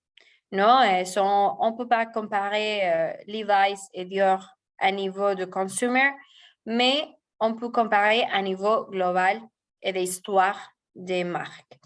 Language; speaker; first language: French; non-native, fluent; Spanish